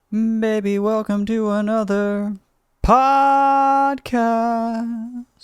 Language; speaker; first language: English; native; English